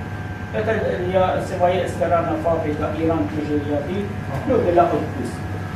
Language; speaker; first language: Russian; non-native, learner; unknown